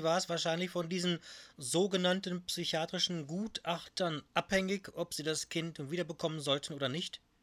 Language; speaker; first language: German; native; German